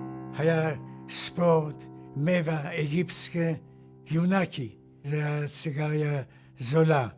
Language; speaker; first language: Hebrew; non-native, fluent; Yiddish